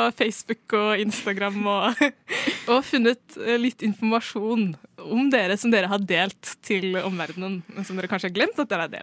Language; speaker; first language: Norwegian; native; Norwegian